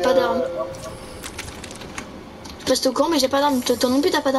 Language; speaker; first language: French; native; French